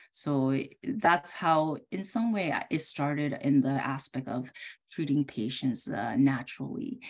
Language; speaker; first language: English; early bilingual, other home language; Korean